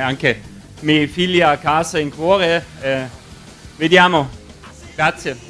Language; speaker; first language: Italian; non-native, learner; German